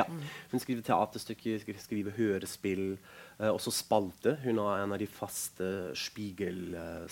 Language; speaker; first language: Norwegian; non-native, fluent; German